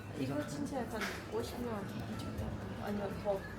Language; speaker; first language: Korean; non-native, learner; Russian